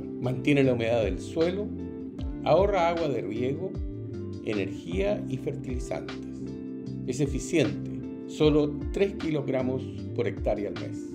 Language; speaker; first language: Spanish; native; Spanish